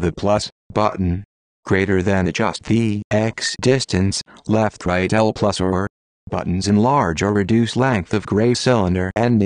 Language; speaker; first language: English; non-native, fluent; Greek